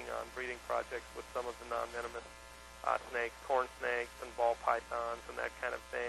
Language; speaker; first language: English; native; English